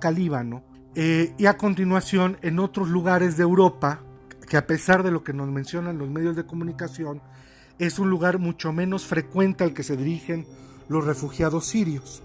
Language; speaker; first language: Spanish; native; Spanish